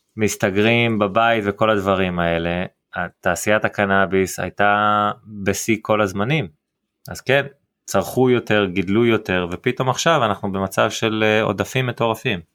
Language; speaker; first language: Hebrew; early bilingual, heritage; Hebrew